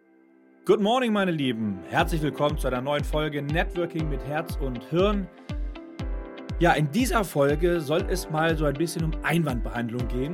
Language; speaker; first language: German; native; German